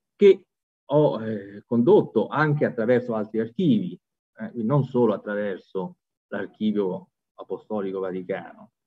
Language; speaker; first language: Italian; native; Italian